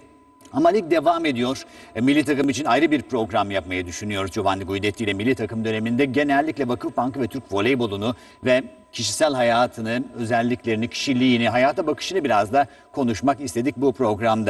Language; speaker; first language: Turkish; native; Turkish